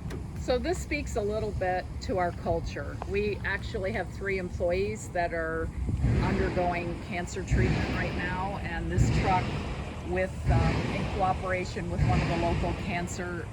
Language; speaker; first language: English; native; English